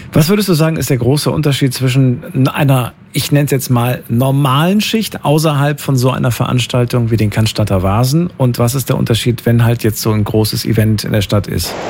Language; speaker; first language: German; native; German